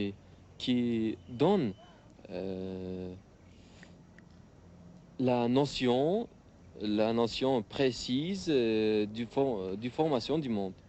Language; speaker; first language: French; non-native, learner; Uzbek